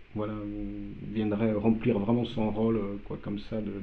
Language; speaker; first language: French; non-native, fluent; Polish